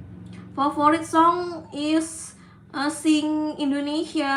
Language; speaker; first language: English; non-native, learner; Indonesian